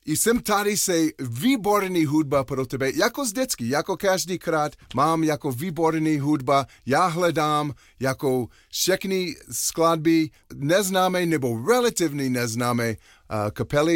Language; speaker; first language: Czech; non-native, learner; English